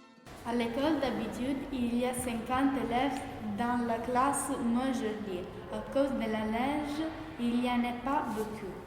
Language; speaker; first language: French; non-native, learner; Italian